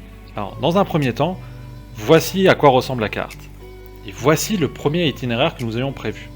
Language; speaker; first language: French; native; French